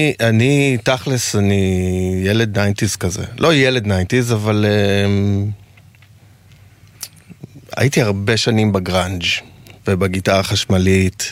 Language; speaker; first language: Hebrew; native; Hebrew